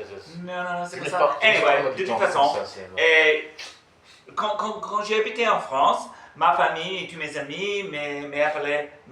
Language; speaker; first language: French; non-native, fluent; English